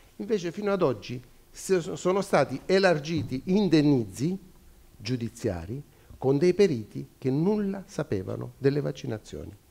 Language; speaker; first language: Italian; native; Italian